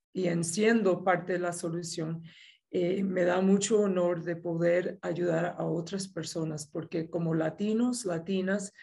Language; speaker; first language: Spanish; native; Spanish